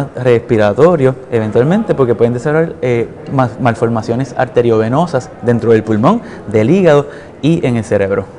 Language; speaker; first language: Spanish; native; Spanish